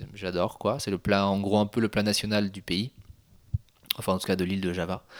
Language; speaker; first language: French; native; French